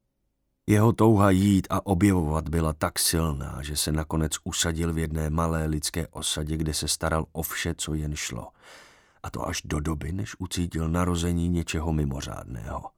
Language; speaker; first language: Czech; native; Czech